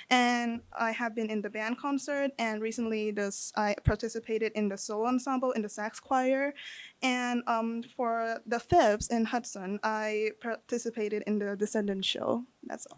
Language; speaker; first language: English; non-native, fluent; Thai